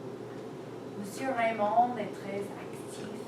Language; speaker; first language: French; non-native, fluent; English